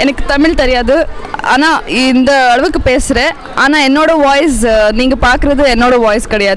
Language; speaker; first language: Tamil; non-native, fluent; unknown